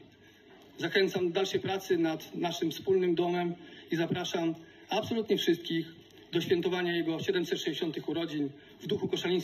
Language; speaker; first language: Polish; native; Polish